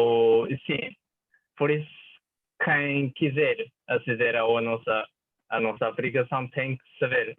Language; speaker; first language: Portuguese; non-native, fluent; Japanese